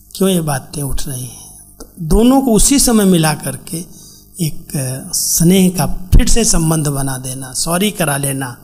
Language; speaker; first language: Hindi; native; Hindi